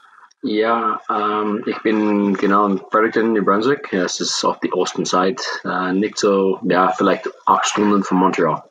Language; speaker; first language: German; non-native, fluent; English